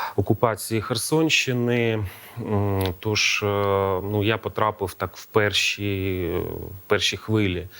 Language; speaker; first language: Ukrainian; native; Ukrainian